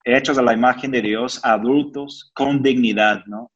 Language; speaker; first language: Spanish; non-native, fluent; English